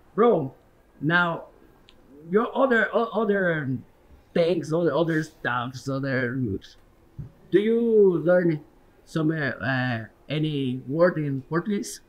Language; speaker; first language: English; non-native, learner; Portuguese